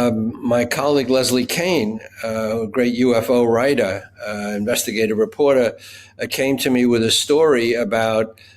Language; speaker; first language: English; native; English